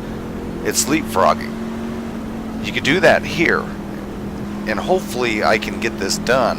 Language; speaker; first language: English; native; English